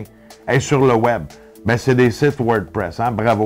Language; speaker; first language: French; native; French